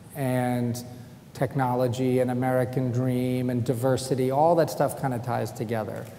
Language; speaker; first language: English; native; English